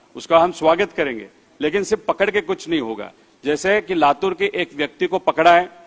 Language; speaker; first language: Hindi; non-native, local second language; Marathi